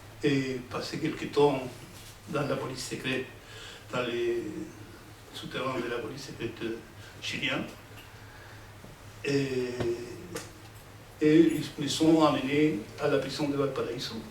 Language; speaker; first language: French; non-native, fluent; Spanish